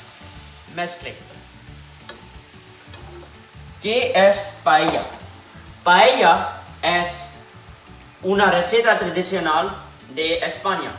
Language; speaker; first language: Spanish; non-native, learner; English